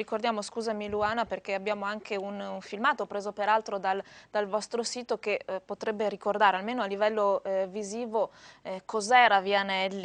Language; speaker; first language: Italian; native; Italian